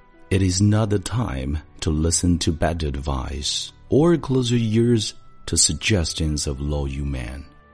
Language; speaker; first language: English; non-native, fluent; Chinese